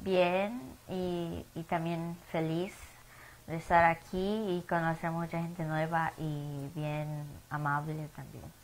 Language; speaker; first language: Spanish; early bilingual, heritage; Spanish